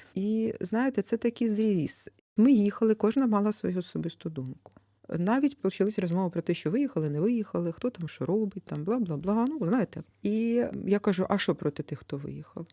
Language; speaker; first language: Ukrainian; native; Ukrainian